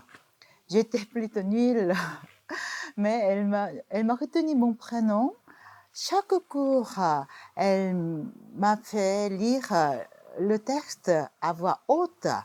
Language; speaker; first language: French; non-native, fluent; Korean